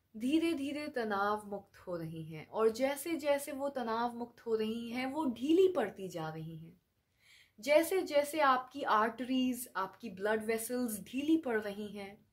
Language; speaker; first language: Hindi; native; Hindi